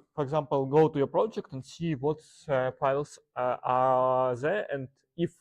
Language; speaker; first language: English; non-native, learner; Russian